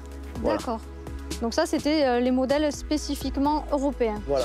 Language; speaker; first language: French; native; French